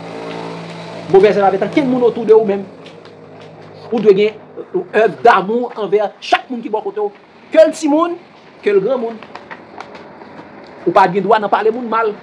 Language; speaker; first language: French; non-native, local second language; Haitian Creole